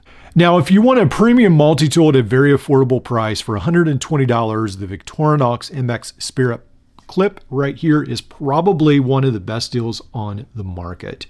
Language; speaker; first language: English; native; English